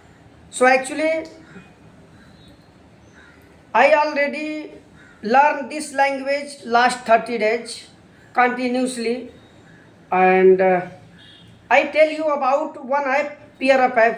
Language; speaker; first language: English; non-native, learner; Hindi